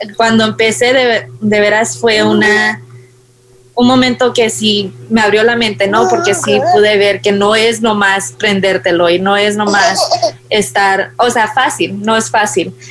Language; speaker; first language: Spanish; early bilingual, heritage; Spanish